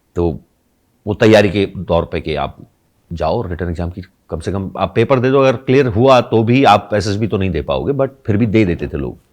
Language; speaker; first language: Hindi; native; Hindi